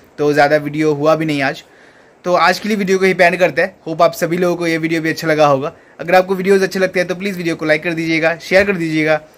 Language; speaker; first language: Hindi; non-native, local second language; Bangla